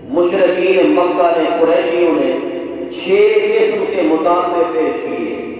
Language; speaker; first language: Urdu; non-native, local second language; Saraiki